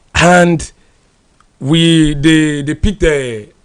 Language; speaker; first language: English; non-native, local second language; Yoruba